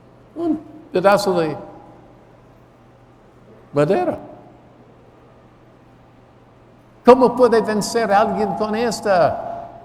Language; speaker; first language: Spanish; non-native, fluent; English